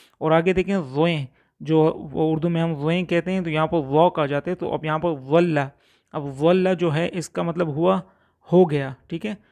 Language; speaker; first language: Urdu; non-native, local second language; Punjabi